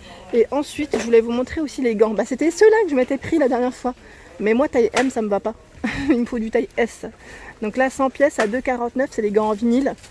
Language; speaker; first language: French; native; French